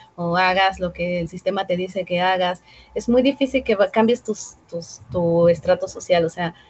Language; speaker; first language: Spanish; native; Spanish